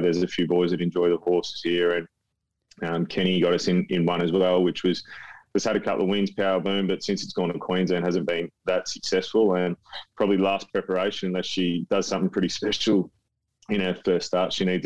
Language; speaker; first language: English; native; English